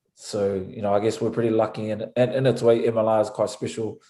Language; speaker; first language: English; native; English